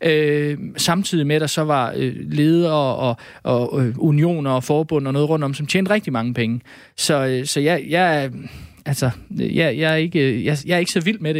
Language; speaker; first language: Danish; native; Danish